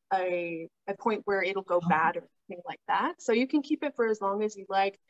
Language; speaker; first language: English; native; English